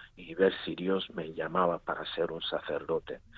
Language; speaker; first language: Spanish; non-native, fluent; Igbo